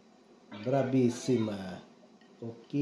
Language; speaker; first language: Italian; non-native, learner; Filipino